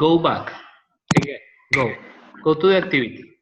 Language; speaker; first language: English; non-native, fluent; Spanish